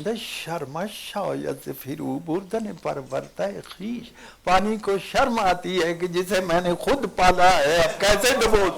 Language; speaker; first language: Urdu; non-native, local second language; Punjabi